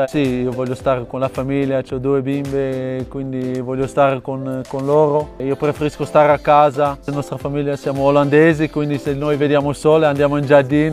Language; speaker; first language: Italian; non-native, fluent; Dutch